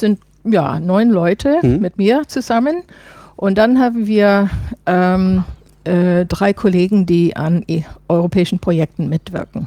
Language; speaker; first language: German; non-native, fluent; English